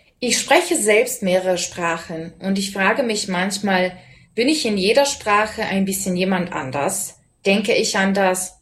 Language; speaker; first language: German; non-native, fluent; Serbian